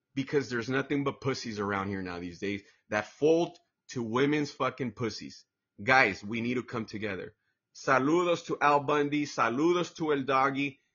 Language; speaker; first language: English; early bilingual, other home language; Spanish